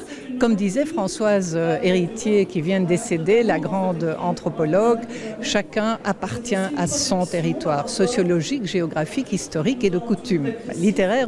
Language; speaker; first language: French; native; French